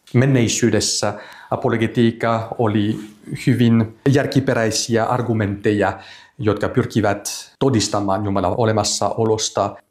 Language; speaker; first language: Finnish; non-native, fluent; French